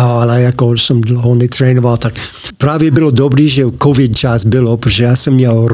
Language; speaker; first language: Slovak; non-native, learner; English